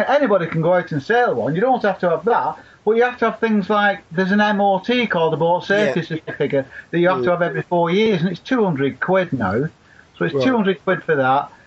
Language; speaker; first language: English; native; English